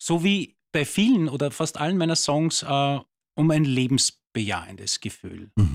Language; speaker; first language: German; native; German